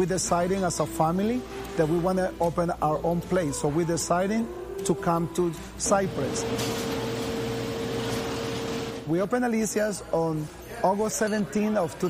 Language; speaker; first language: English; non-native, fluent; Spanish